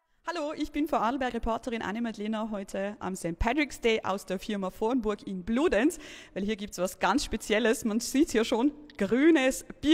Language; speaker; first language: German; native; German